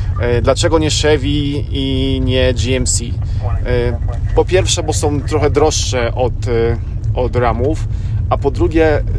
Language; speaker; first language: Polish; native; Polish